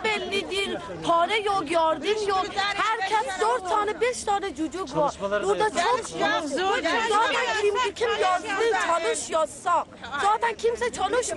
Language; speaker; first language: Turkish; non-native, learner; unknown